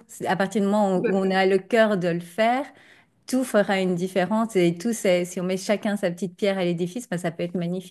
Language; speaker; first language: French; native; French